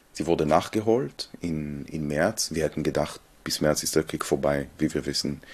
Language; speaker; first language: German; non-native, fluent; Hebrew